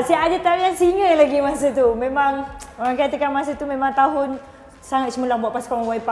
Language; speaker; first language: Malay; native; Malay